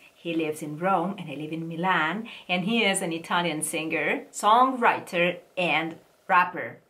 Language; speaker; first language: English; non-native, fluent; Italian